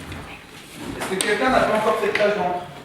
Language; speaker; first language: French; native; French